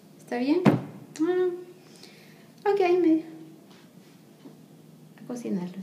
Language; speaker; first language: Spanish; native; Spanish